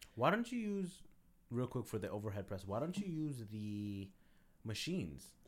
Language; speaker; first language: English; early bilingual, other home language; Spanish